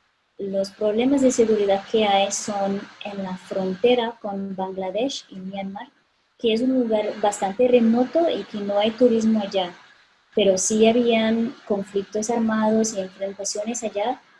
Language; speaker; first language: Spanish; non-native, fluent; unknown